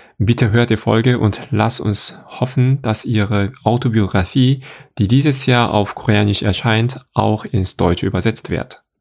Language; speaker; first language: German; non-native, fluent; Korean